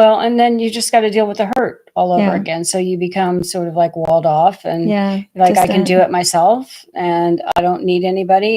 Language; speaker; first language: English; native; English